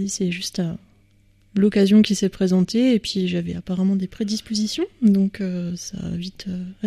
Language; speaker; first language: French; native; French